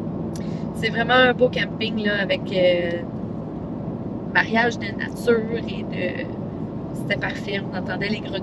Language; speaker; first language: French; native; French